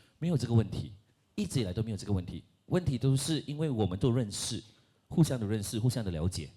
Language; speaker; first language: Chinese; non-native, local second language; Malay